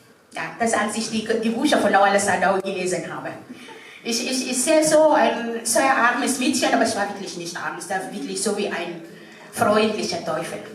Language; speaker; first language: German; non-native, fluent; Arabic